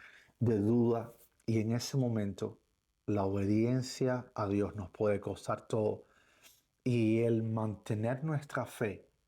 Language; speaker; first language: Spanish; native; Spanish